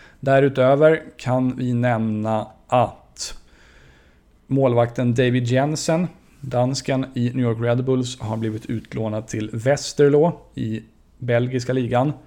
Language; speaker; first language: Swedish; native; Swedish